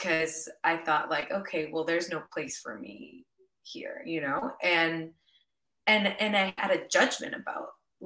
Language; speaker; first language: English; early bilingual, other home language; Spanish